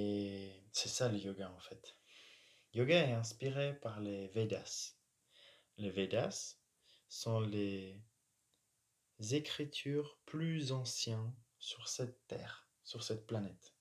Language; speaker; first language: French; non-native, fluent; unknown